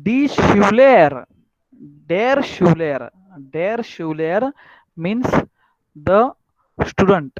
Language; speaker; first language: German; non-native, learner; Marathi